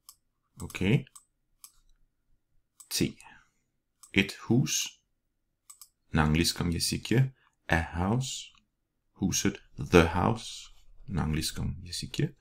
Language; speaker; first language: Russian; non-native, learner; Danish